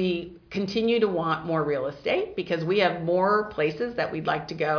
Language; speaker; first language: English; native; English